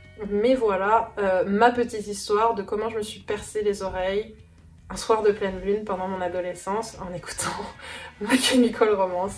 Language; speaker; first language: French; native; French